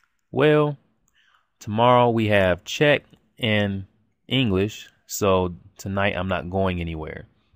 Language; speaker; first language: English; native; English